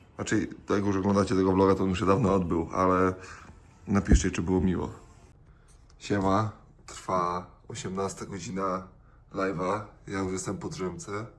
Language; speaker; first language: Polish; native; Polish